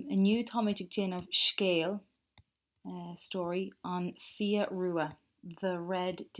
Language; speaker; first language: Irish; non-native, local second language; English